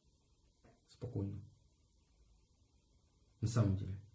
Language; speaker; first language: Russian; non-native, learner; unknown